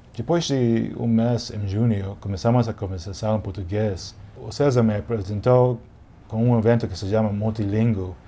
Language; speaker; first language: Portuguese; non-native, learner; English